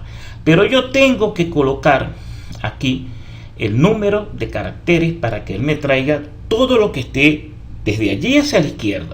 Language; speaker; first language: Spanish; native; Spanish